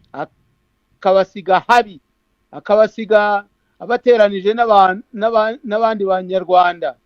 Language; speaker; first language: Kinyarwanda; native; Kinyarwanda